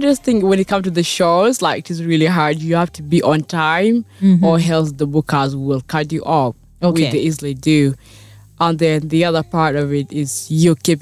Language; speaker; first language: English; native; English